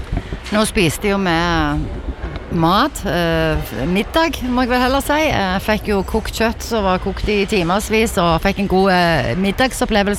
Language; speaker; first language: Norwegian; native; Norwegian